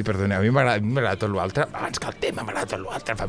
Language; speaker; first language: Catalan; native; Catalan